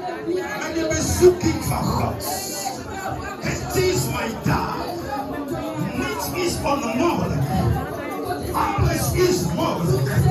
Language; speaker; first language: Dutch; non-native, fluent; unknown